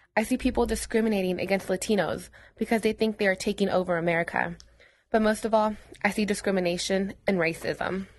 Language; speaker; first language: English; native; English